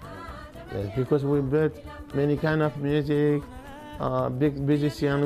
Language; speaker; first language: English; non-native, learner; Bambara